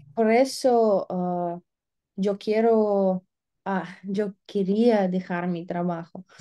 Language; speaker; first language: Spanish; non-native, learner; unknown